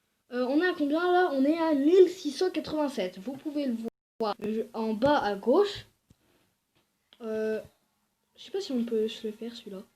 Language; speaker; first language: French; native; French